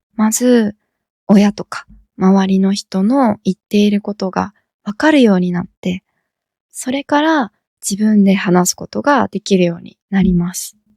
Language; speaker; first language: Japanese; native; Japanese